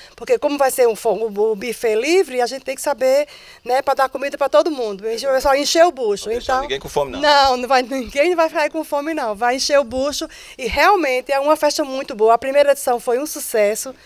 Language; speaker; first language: Portuguese; native; Portuguese